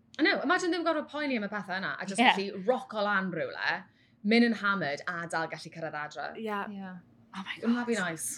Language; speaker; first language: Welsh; native; Welsh